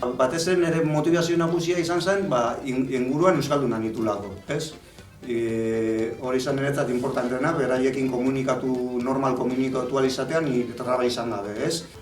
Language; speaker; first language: Basque; non-native, local second language; Spanish